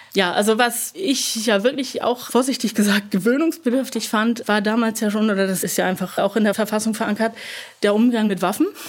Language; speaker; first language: German; native; German